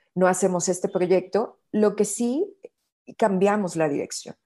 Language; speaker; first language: Spanish; native; Spanish